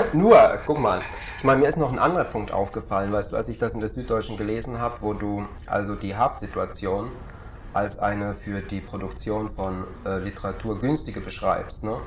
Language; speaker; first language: German; native; German